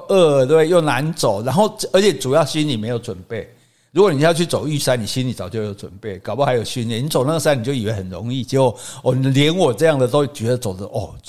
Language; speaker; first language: Chinese; native; Chinese